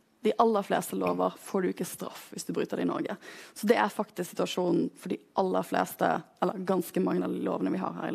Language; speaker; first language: Norwegian; native; Norwegian